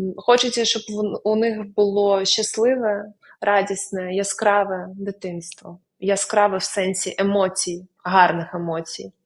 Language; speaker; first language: Ukrainian; non-native, local second language; Russian